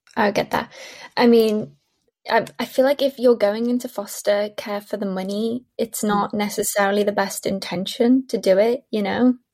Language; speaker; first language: English; native; English